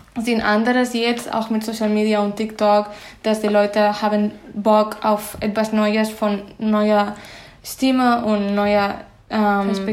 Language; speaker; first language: German; non-native, fluent; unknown